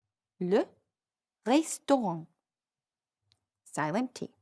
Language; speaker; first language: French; non-native, fluent; English